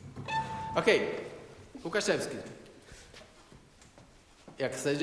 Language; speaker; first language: Polish; non-native, learner; Portuguese